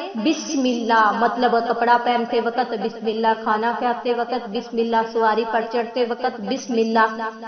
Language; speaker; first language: Urdu; non-native, local second language; Punjabi